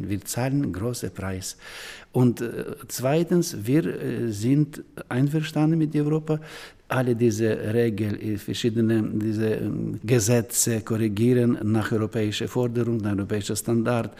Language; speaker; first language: German; non-native, learner; Ukrainian